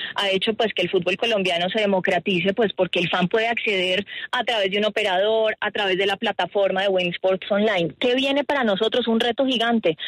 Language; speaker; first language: Spanish; native; Spanish